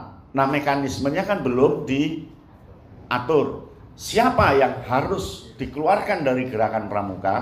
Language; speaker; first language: Indonesian; native; Indonesian